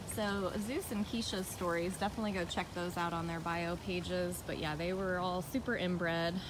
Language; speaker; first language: English; native; English